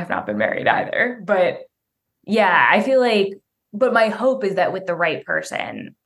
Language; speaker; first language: English; native; English